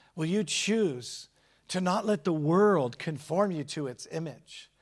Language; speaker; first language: English; native; English